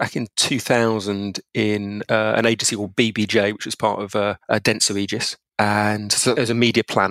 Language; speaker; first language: English; native; English